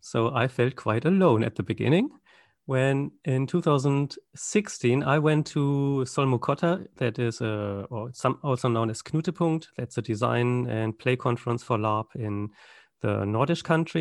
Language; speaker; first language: English; non-native, fluent; German